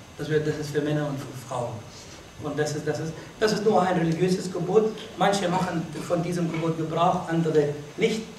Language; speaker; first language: German; non-native, fluent; Arabic